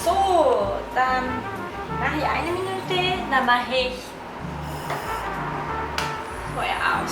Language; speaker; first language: German; non-native, learner; Japanese